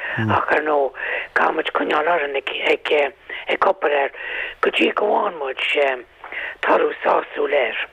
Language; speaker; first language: Irish; native; Irish